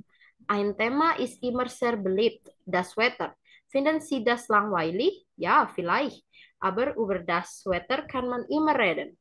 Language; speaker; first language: German; non-native, learner; Indonesian